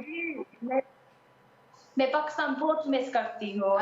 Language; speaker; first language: Hindi; early bilingual, heritage; Sindhi